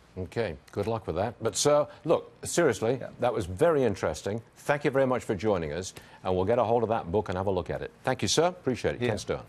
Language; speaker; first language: English; native; English